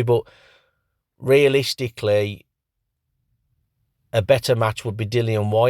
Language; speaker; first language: English; native; English